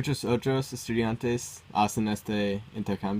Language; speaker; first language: Spanish; non-native, learner; English